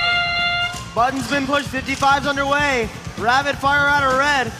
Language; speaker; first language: English; native; English